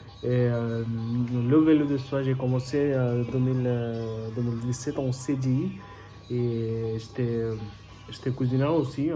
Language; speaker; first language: French; non-native, learner; Bangla